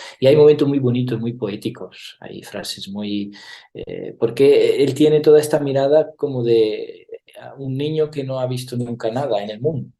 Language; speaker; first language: Spanish; non-native, fluent; Italian